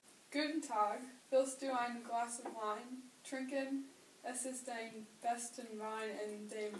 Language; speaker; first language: German; non-native, learner; English